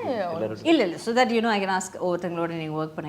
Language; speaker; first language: Tamil; native; Tamil